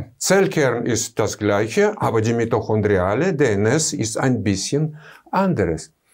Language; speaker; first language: German; non-native, fluent; Russian